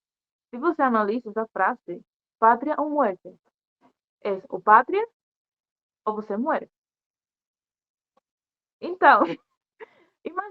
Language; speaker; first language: Portuguese; non-native, learner; Spanish